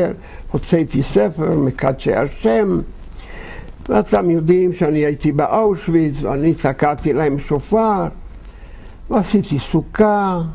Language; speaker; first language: Hebrew; non-native, fluent; Yiddish